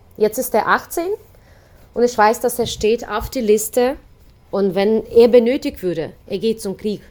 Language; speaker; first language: German; non-native, fluent; Ukrainian